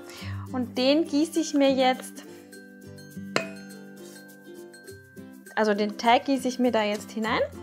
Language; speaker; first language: German; native; German